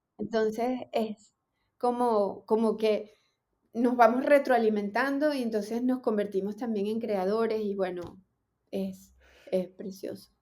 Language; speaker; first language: Spanish; native; Spanish